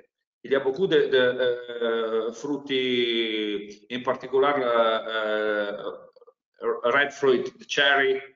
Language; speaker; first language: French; non-native, learner; Italian